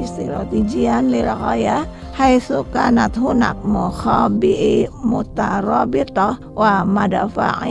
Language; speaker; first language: Arabic; non-native, fluent; Indonesian